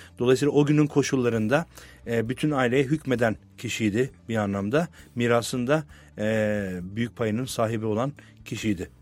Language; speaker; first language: Turkish; native; Turkish